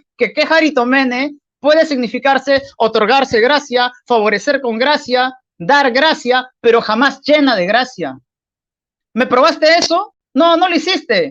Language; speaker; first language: Spanish; native; Spanish